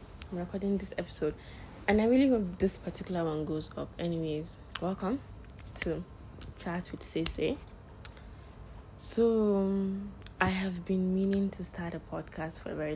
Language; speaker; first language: English; non-native, local second language; Hausa